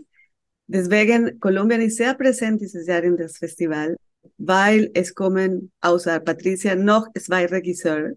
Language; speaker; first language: German; non-native, fluent; Spanish